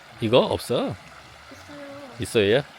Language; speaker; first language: Korean; native; Korean